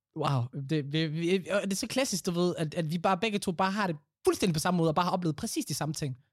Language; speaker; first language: Danish; early bilingual, other home language; Somali